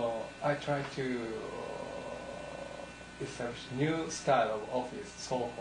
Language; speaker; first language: English; non-native, learner; Japanese